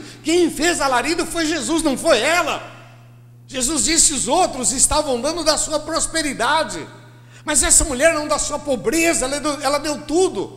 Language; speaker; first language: Portuguese; native; Portuguese